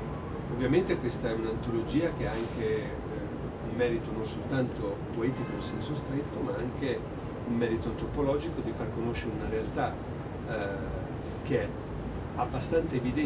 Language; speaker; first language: Italian; native; Italian